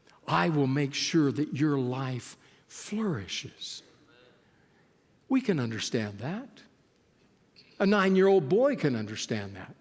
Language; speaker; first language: English; native; English